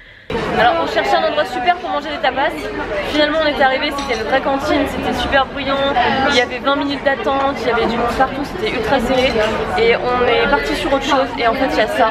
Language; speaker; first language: French; native; French